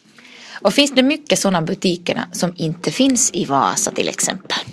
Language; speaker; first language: Swedish; non-native, local second language; Finnish